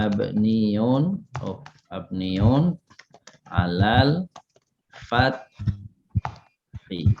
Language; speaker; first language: Arabic; non-native, fluent; Indonesian